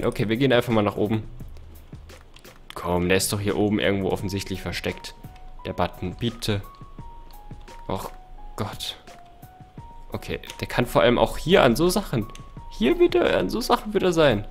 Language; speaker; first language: German; native; German